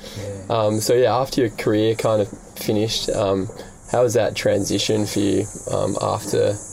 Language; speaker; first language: English; native; English